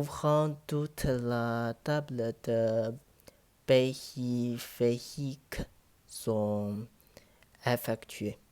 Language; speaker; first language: French; non-native, learner; Chinese